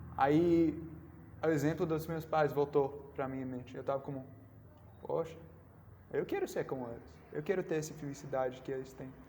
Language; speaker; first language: Portuguese; non-native, learner; English